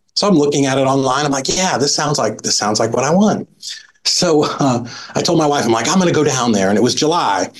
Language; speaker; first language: English; native; English